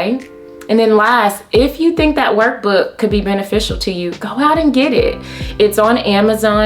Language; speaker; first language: English; native; English